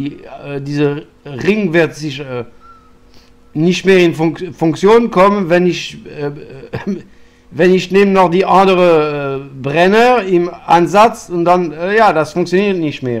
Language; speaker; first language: German; non-native, fluent; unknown